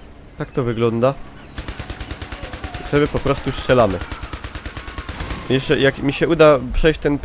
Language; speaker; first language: Polish; native; Polish